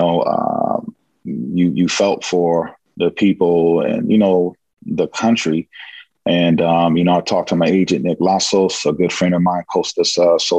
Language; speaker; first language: English; native; English